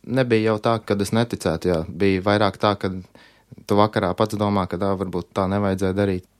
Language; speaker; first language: Latvian; native; Latvian